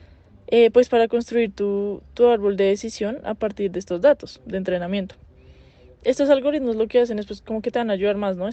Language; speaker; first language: Spanish; native; Spanish